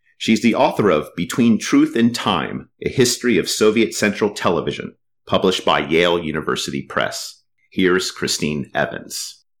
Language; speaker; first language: English; native; English